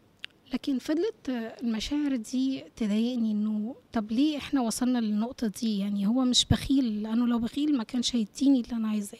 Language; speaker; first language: Arabic; native; Arabic